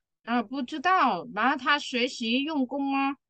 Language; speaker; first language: Chinese; non-native, fluent; Vietnamese